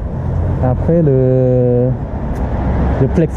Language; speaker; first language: French; non-native, learner; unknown